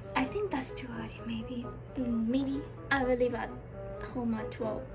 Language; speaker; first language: English; non-native, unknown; Japanese